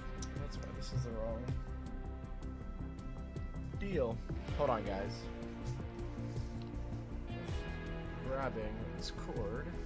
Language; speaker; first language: English; native; English